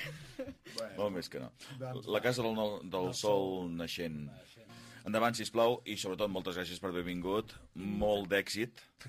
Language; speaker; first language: Catalan; native; Catalan